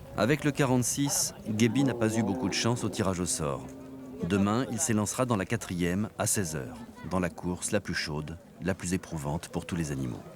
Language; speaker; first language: French; native; French